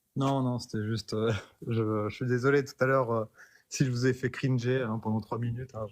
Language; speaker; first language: French; native; French